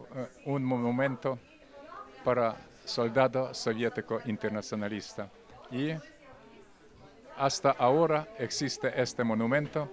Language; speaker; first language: Spanish; non-native, fluent; Russian